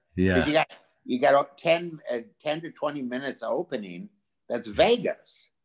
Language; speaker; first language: English; native; English